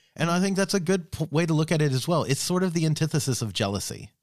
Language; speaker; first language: English; native; English